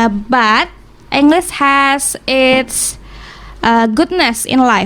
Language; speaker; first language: English; non-native, learner; Indonesian